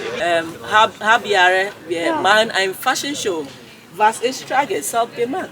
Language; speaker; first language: German; non-native, learner; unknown